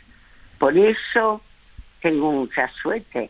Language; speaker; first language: Spanish; early bilingual, other home language; French